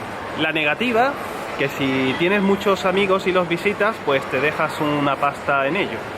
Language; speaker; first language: Spanish; native; Spanish